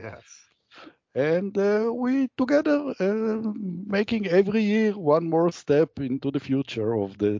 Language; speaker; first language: English; non-native, fluent; Hebrew